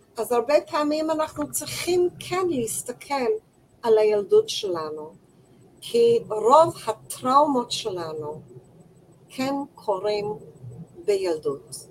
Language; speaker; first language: Hebrew; non-native, fluent; English